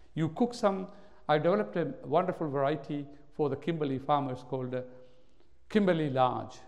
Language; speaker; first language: English; non-native, local second language; Malayalam